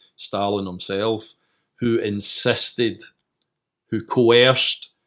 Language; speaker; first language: English; native; English